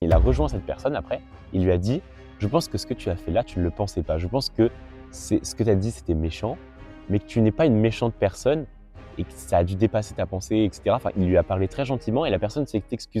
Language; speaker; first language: French; native; French